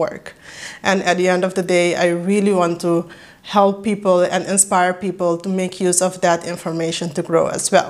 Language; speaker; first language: English; non-native, fluent; Papiamento